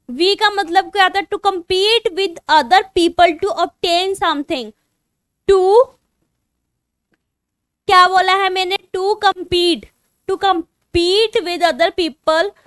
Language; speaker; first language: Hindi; non-native, local second language; Punjabi